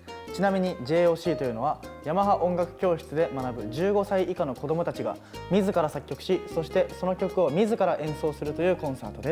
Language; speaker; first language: Japanese; native; Japanese